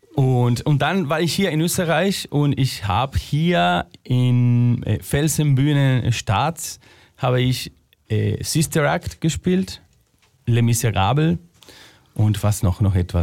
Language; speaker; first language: German; non-native, fluent; Spanish